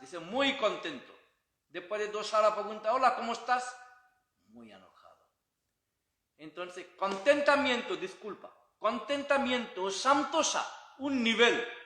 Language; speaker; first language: Spanish; non-native, learner; Bangla